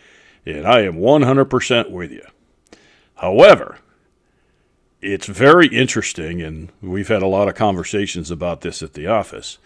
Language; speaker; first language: English; native; English